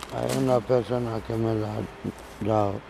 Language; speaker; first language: Spanish; non-native, learner; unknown